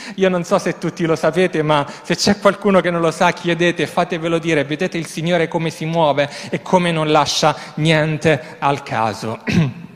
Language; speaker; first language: Italian; native; Italian